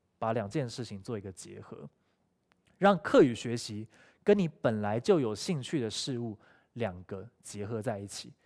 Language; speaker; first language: Chinese; native; Chinese